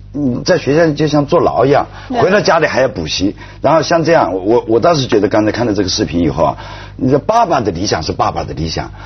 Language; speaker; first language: Chinese; native; Chinese